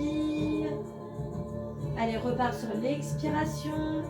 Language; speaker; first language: French; native; French